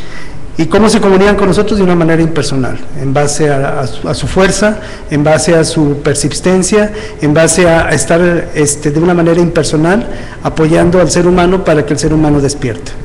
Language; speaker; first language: Spanish; native; Spanish